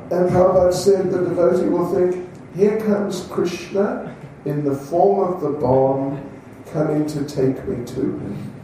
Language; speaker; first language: English; native; English